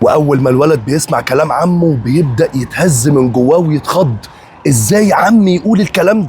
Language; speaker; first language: Arabic; native; Arabic